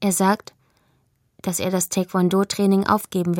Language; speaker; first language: German; native; German